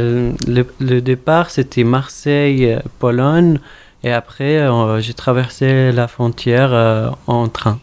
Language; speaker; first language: French; non-native, fluent; Arabic